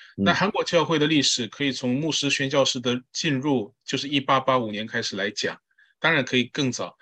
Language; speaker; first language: Chinese; early bilingual, heritage; Chinese